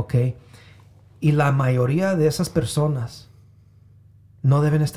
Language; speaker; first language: Spanish; early bilingual, heritage; Spanish